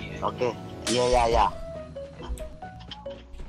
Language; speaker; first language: English; non-native, local second language; Cebuano